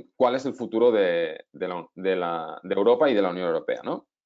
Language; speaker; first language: Spanish; native; Spanish